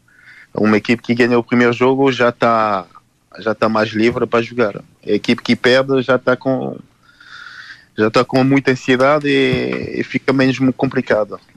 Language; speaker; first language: Portuguese; non-native, fluent; Haitian Creole